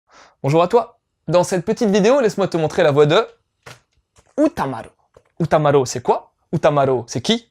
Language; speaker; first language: French; native; French